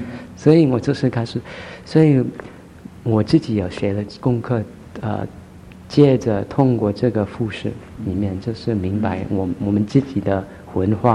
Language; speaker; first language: Chinese; early bilingual, heritage; Chinese